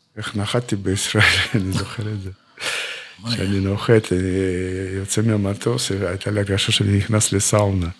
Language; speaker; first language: Hebrew; non-native, fluent; Russian